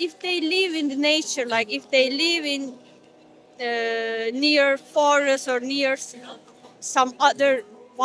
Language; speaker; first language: English; non-native, learner; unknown